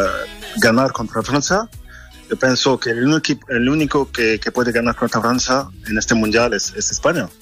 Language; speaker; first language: Spanish; non-native, fluent; French